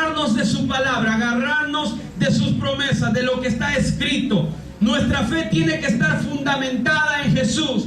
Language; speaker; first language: Spanish; native; Spanish